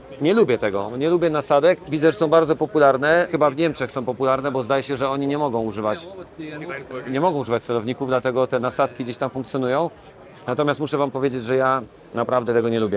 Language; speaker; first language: Polish; native; Polish